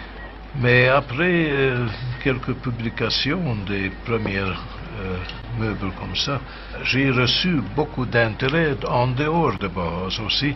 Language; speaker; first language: French; non-native, fluent; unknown